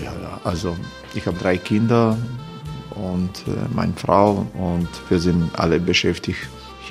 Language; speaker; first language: German; non-native, learner; Croatian